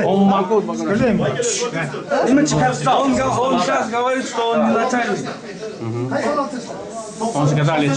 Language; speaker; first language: Russian; non-native, learner; Chinese